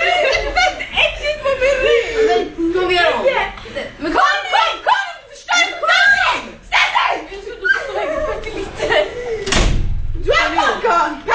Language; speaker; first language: Swedish; native; Swedish